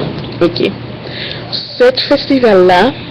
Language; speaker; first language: French; non-native, learner; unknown